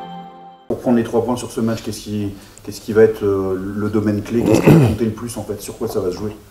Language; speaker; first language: French; native; French